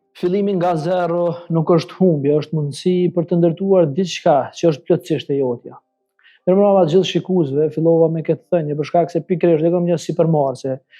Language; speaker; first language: Albanian; native; Albanian